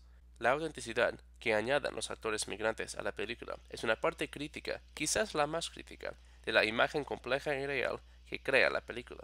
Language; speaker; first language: Spanish; non-native, fluent; English